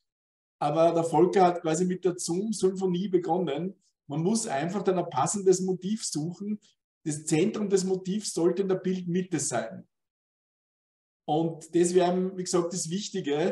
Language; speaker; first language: German; native; German